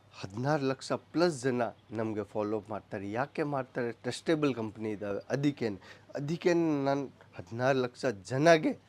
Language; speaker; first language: Kannada; non-native, local second language; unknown